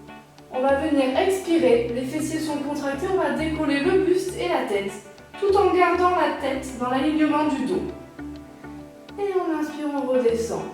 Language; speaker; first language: French; native; French